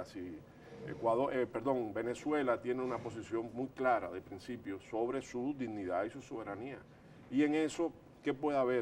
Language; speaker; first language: Spanish; native; Spanish